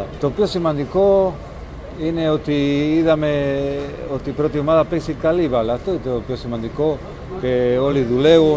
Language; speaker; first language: Greek; non-native, learner; Spanish